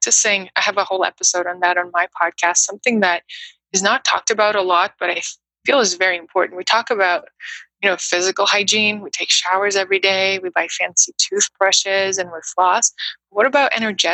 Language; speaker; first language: English; non-native, fluent; Russian